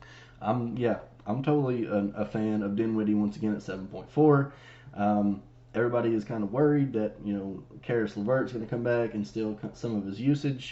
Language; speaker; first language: English; native; English